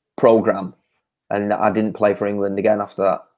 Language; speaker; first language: English; native; English